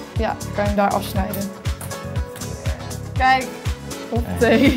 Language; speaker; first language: Dutch; native; Dutch